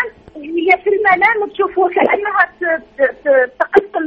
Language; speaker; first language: Arabic; native; Arabic